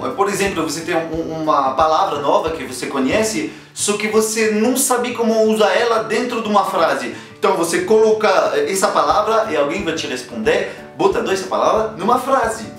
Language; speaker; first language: Portuguese; non-native, fluent; French